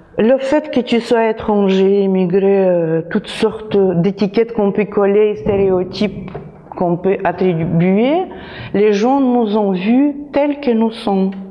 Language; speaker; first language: French; non-native, fluent; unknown